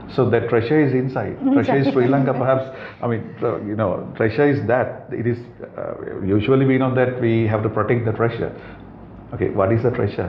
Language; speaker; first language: English; non-native, local second language; Sinhala